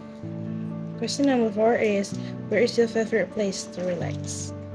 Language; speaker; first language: English; non-native, learner; Indonesian